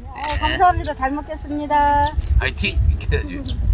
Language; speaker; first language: Korean; non-native, learner; Thai